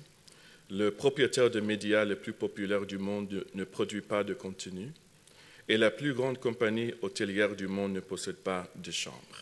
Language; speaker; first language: French; non-native, fluent; English